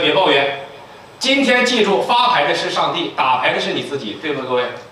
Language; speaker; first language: Chinese; native; Chinese